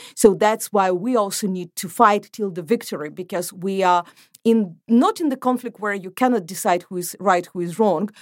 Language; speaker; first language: English; non-native, fluent; Ukrainian